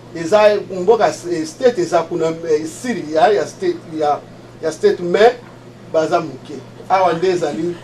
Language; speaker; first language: Lingala; non-native, local second language; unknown